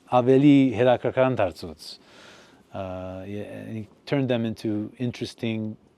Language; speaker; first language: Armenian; early bilingual, heritage; Armenian